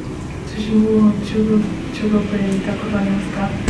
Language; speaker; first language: Japanese; non-native, learner; Chinese